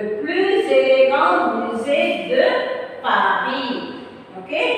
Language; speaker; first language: French; non-native, fluent; Tamil